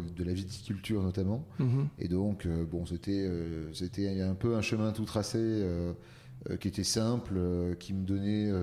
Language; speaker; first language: French; native; French